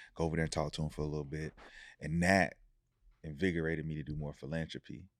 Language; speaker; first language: English; native; English